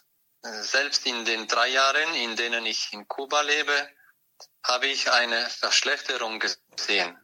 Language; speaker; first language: German; non-native, fluent; French